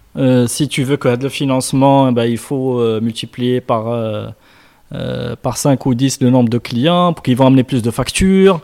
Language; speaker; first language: French; non-native, local second language; Arabic